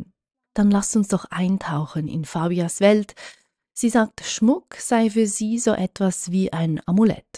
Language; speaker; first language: German; native; German